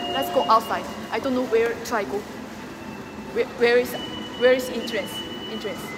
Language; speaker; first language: English; non-native, learner; Korean